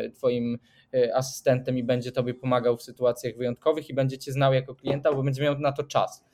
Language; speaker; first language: Polish; non-native, fluent; Swedish